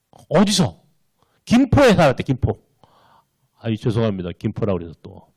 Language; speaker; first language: Korean; native; Korean